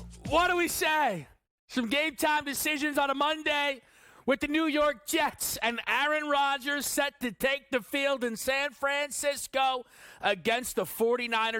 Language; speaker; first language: English; native; English